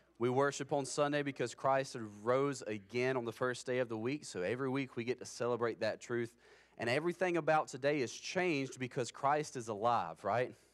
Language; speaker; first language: English; native; English